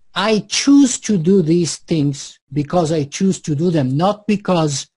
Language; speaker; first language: English; non-native, fluent; Bulgarian